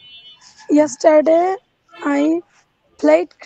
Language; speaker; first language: English; non-native, learner; Bangla